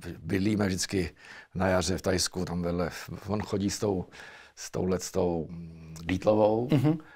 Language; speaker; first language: Czech; native; Czech